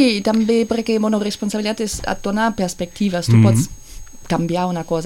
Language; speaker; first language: Catalan; non-native, fluent; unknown